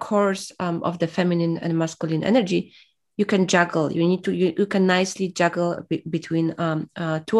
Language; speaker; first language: English; non-native, fluent; Polish